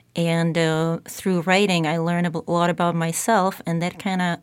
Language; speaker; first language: English; non-native, fluent; Czech